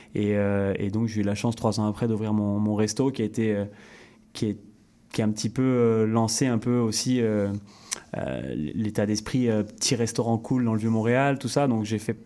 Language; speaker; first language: French; native; French